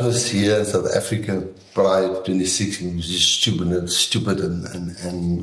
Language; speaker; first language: English; non-native, local second language; Afrikaans